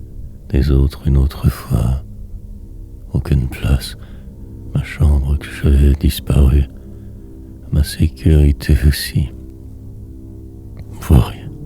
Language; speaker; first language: French; native; French